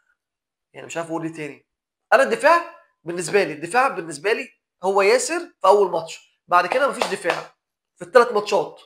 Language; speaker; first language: Arabic; native; Arabic